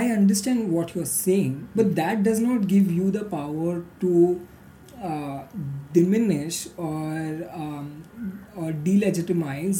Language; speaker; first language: English; non-native, local second language; Marathi